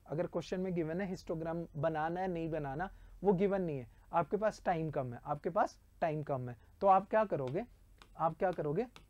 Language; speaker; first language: Hindi; native; Hindi